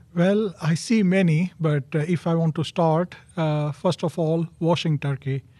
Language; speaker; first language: English; non-native, local second language; Gujarati